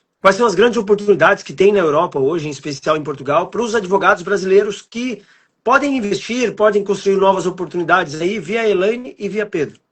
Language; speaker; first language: Portuguese; native; Portuguese